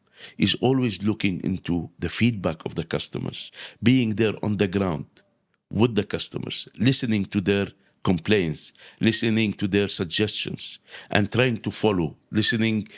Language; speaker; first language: English; non-native, local second language; Arabic